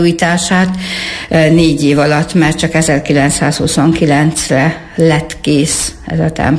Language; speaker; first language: Hungarian; native; Hungarian